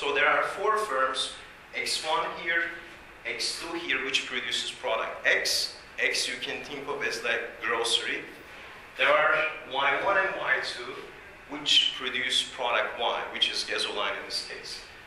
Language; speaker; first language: English; non-native, fluent; Turkish